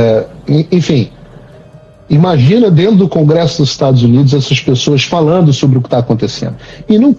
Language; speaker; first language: Portuguese; native; Portuguese